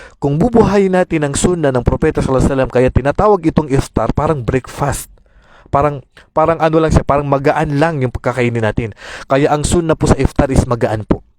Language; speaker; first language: Filipino; non-native, local second language; Maranao